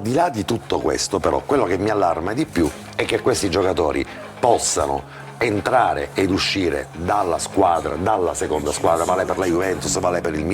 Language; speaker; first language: Italian; native; Italian